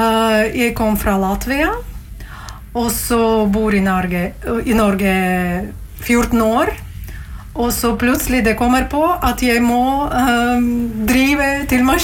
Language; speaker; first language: Norwegian; non-native, learner; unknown